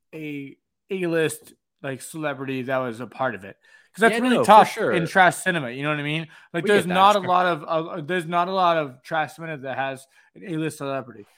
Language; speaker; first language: English; native; English